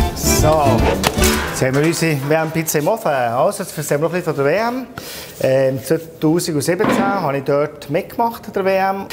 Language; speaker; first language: German; non-native, fluent; Italian